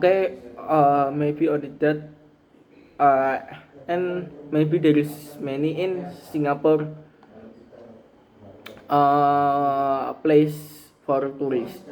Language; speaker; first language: English; non-native, learner; Indonesian